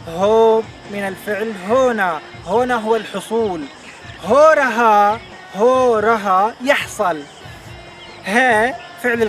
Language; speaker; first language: Arabic; native; Arabic